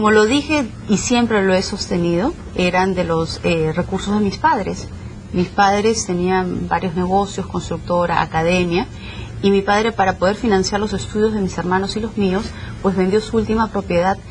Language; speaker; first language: Spanish; native; Spanish